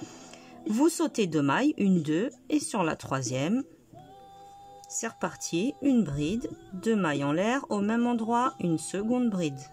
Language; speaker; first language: French; native; French